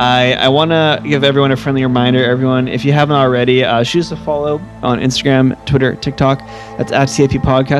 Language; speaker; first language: English; native; English